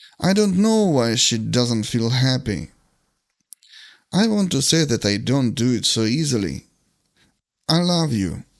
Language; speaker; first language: English; non-native, fluent; Ukrainian